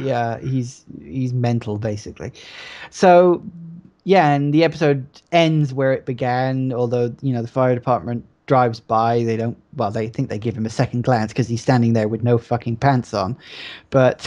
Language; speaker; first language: English; native; English